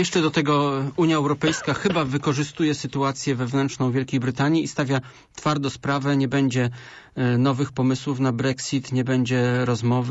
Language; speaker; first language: Polish; native; Polish